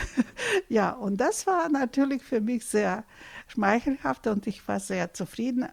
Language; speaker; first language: German; non-native, fluent; Russian